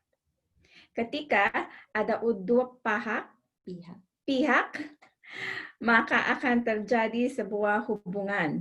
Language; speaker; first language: Indonesian; non-native, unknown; English